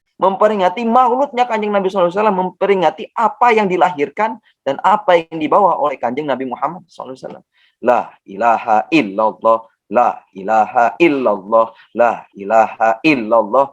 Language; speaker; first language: Indonesian; native; Indonesian